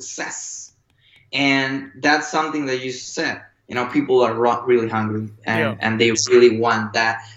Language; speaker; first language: English; non-native, fluent; Spanish